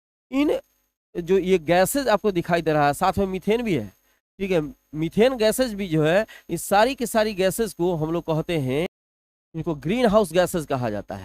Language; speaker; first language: Hindi; native; Hindi